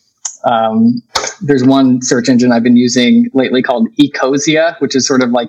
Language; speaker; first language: English; native; English